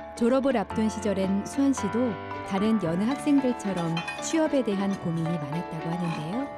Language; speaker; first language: Korean; native; Korean